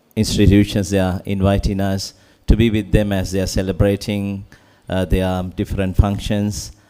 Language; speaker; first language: English; non-native, local second language; Sinhala